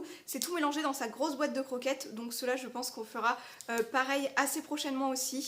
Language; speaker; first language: French; native; French